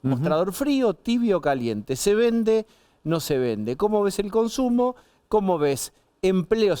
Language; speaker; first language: Spanish; native; Spanish